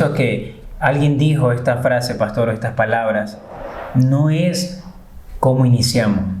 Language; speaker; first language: Spanish; native; Spanish